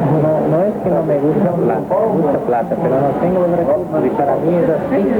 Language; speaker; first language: Spanish; non-native, learner; Portuguese